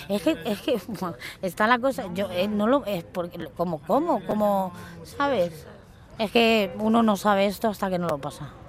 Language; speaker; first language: Spanish; native; Spanish